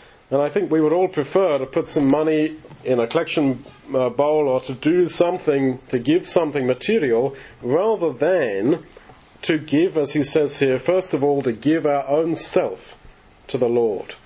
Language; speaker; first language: English; native; English